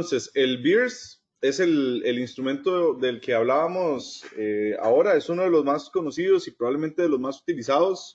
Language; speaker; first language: Spanish; native; Spanish